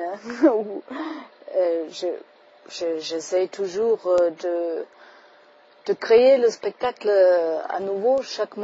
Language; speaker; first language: French; non-native, fluent; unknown